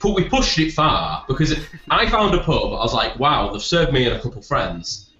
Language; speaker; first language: English; native; English